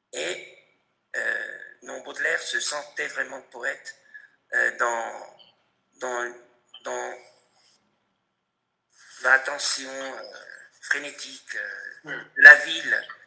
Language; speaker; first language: French; non-native, fluent; Spanish